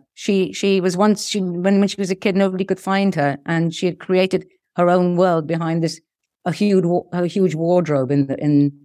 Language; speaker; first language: English; early bilingual, other home language; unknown